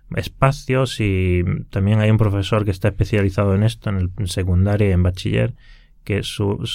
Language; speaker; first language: Spanish; native; Spanish